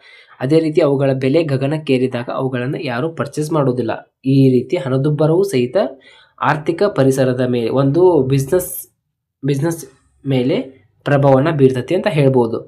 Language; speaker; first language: Kannada; native; Kannada